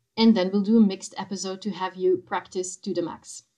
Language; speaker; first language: English; non-native, fluent; Dutch